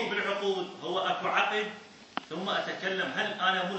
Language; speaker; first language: Arabic; native; Arabic